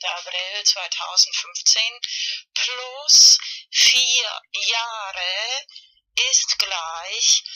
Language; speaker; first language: German; non-native, fluent; Spanish